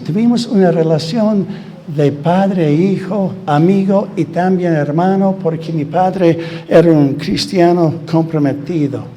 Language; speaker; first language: Spanish; non-native, fluent; English